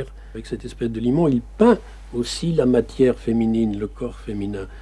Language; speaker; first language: French; native; French